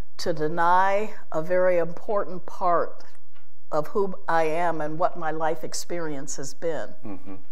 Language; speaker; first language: English; native; English